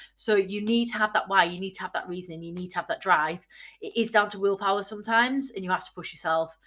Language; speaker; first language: English; native; English